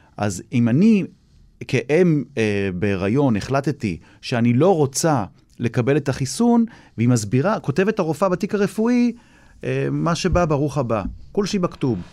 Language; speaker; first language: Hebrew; native; Hebrew